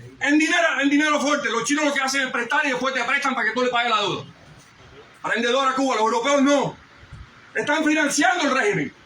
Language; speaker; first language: Spanish; early bilingual, heritage; Spanish